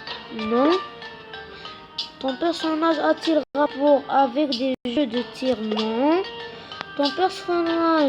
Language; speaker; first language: French; non-native, local second language; Arabic